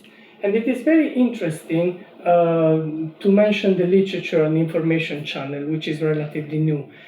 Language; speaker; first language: English; non-native, fluent; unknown